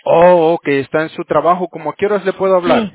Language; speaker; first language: Spanish; early bilingual, heritage; Spanish